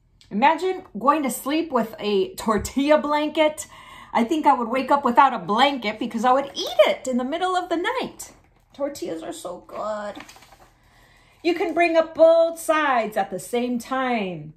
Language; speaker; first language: English; early bilingual, other home language; Spanish